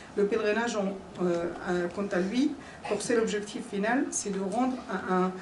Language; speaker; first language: French; non-native, fluent; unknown